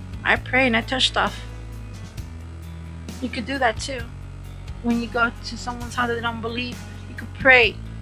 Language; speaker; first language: English; early bilingual, other home language; Spanish